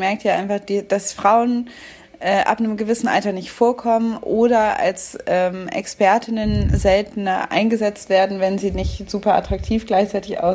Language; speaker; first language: German; native; German